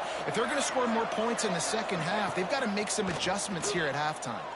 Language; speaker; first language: English; native; English